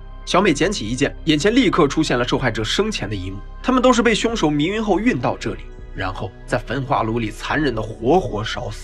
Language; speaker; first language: Chinese; native; Chinese